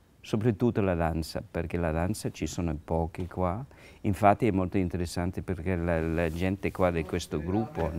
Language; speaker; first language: Italian; non-native, learner; English